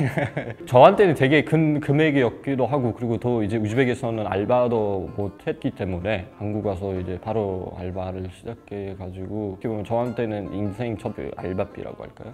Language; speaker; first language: Korean; non-native, fluent; Uzbek